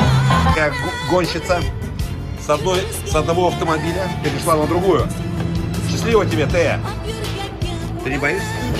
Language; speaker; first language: Russian; native; Russian